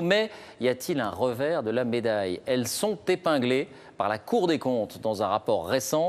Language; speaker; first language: French; native; French